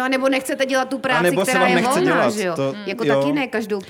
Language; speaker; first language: Czech; native; Czech